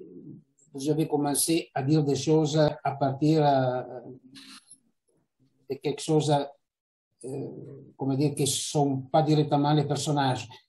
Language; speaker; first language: French; non-native, fluent; Italian